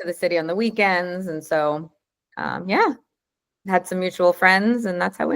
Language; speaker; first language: English; native; English